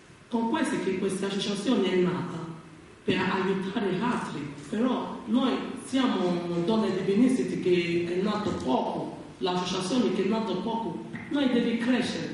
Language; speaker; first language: Italian; non-native, learner; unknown